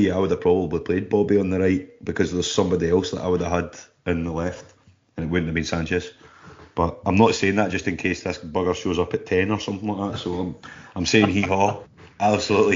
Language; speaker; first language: English; native; English